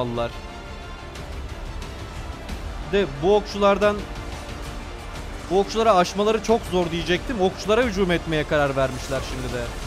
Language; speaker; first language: Turkish; native; Turkish